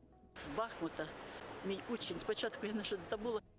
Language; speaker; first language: Russian; native; Russian